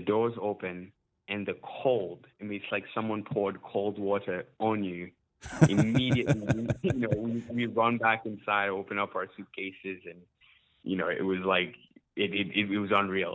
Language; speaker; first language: English; non-native, local second language; Ganda